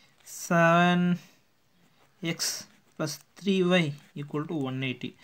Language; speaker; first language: English; non-native, local second language; Tamil